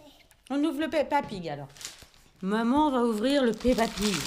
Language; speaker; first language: French; native; French